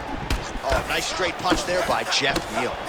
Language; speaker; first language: English; native; English